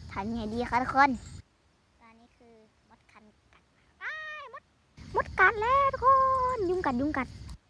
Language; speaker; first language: Thai; native; Thai